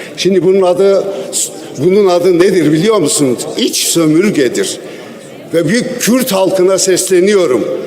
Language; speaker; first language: Turkish; non-native, local second language; Kurdish